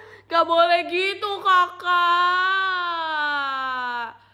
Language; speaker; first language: Indonesian; native; Indonesian